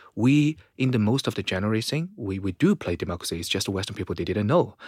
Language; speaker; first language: English; non-native, fluent; Chinese